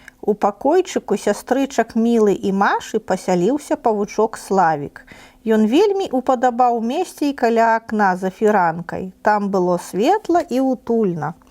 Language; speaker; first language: Belarusian; non-native, local second language; Russian